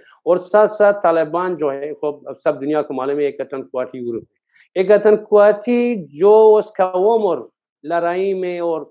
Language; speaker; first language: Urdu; non-native, fluent; Persian